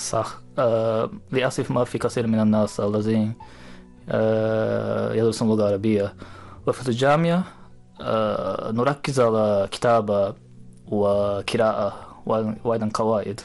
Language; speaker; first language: Arabic; non-native, fluent; Japanese